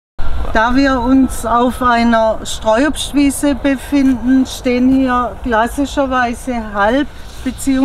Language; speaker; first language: German; native; German